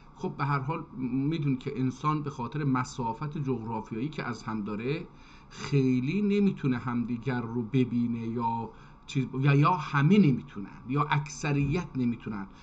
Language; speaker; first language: Persian; non-native, local second language; Azerbaijani